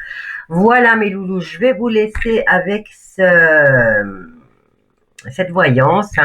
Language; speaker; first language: French; native; French